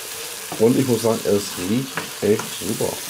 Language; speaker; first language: German; native; German